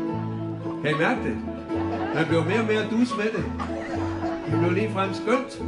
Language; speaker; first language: Danish; native; Danish